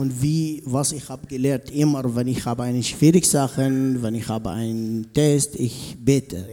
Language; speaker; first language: German; non-native, learner; Arabic